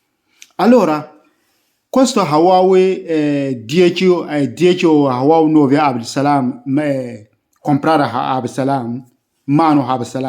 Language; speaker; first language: Italian; non-native, learner; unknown